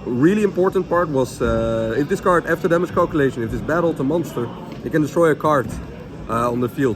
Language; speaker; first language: English; non-native, fluent; Dutch